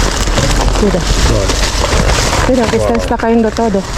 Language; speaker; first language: Spanish; non-native, fluent; Filipino